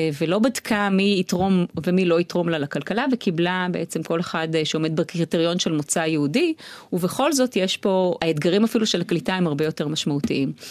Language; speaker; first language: Hebrew; native; Hebrew